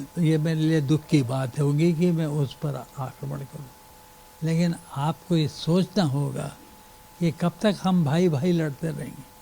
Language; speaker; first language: Hindi; native; Hindi